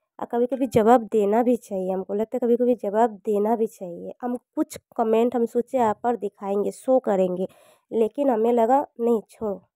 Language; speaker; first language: Hindi; non-native, local second language; Bangla